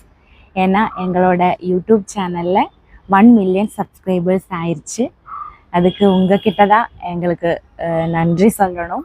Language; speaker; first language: Tamil; non-native, learner; Malayalam